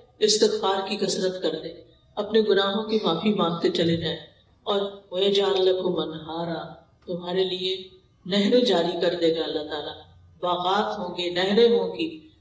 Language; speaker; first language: Urdu; native; Urdu